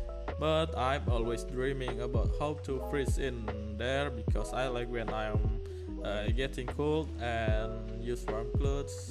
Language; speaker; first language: English; non-native, learner; Indonesian